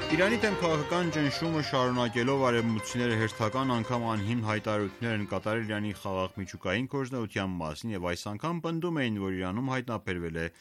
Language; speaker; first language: Armenian; native; Armenian